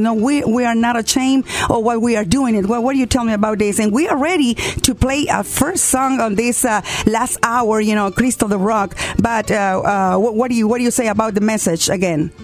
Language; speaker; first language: English; non-native, learner; Spanish